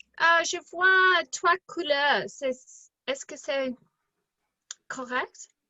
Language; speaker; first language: French; non-native, learner; English